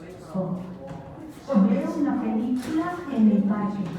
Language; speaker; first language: Spanish; non-native, learner; English